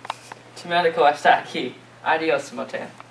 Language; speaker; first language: Spanish; non-native, learner; English